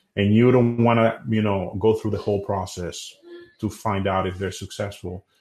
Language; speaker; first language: English; non-native, fluent; Spanish